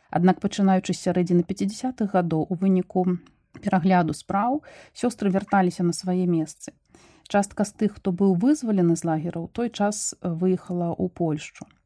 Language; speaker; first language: Belarusian; non-native, local second language; Russian